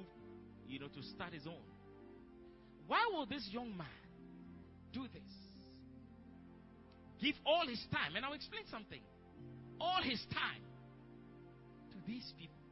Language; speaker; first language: English; non-native, local second language; Akan